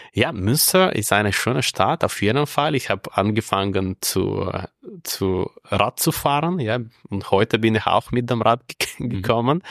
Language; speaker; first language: German; non-native, fluent; Russian